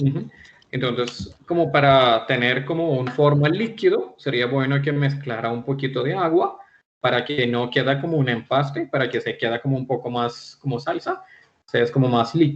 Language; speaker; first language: Spanish; non-native, fluent; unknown